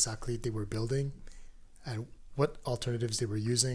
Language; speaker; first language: English; non-native, fluent; French